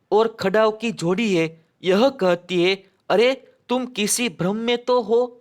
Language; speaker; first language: Hindi; non-native, local second language; Gujarati